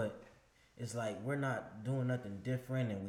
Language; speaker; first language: English; native; English